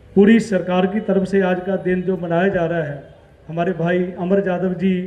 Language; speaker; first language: Hindi; non-native, local second language; Punjabi